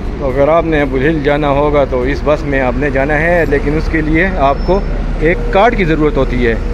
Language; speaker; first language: Urdu; non-native, local second language; Punjabi